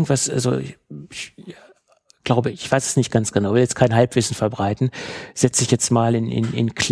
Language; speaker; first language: German; native; German